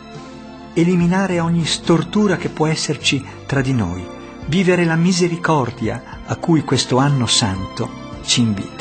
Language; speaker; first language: Italian; native; Italian